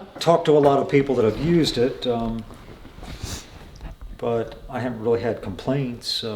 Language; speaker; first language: English; native; English